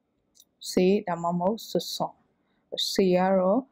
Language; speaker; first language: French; non-native, fluent; Burmese